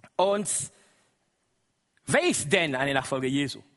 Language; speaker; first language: German; non-native, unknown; Lingala